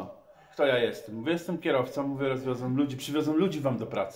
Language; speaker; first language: Polish; native; Polish